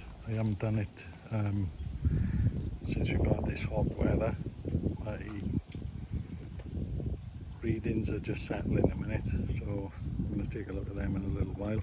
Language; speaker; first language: English; native; English